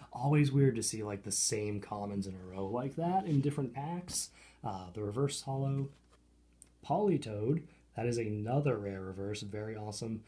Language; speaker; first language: English; native; English